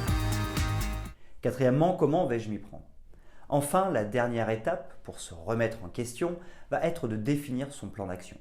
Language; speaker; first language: French; native; French